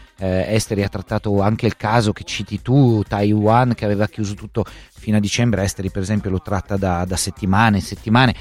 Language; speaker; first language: Italian; native; Italian